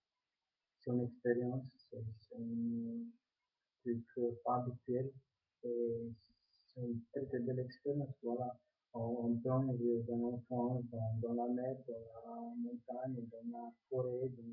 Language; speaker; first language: French; non-native, fluent; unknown